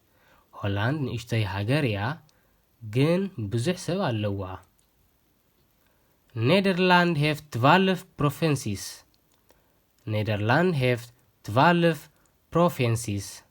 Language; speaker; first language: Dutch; non-native, learner; Tigrinya